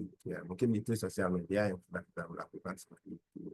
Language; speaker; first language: Indonesian; native; Indonesian